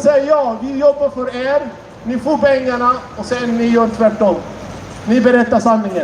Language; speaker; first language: Swedish; non-native, fluent; Arabic